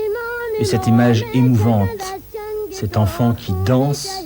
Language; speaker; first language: French; native; French